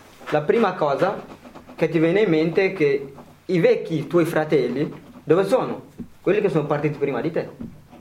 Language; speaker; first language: Italian; non-native, fluent; Tigrinya